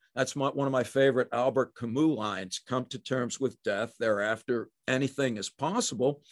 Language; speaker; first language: English; native; English